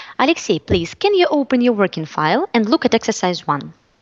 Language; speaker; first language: English; non-native, fluent; Russian